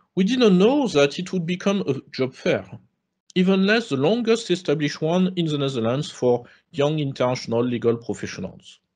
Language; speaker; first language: English; non-native, fluent; French